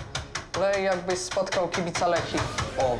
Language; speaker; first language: Polish; native; Polish